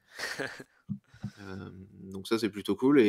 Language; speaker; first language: French; native; French